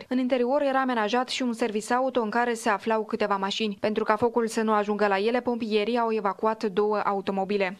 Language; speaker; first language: Romanian; native; Romanian